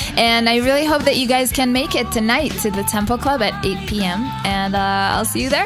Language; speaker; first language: English; non-native, fluent; Hebrew